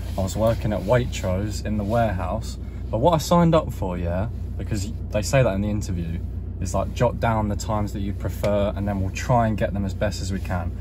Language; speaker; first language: English; native; English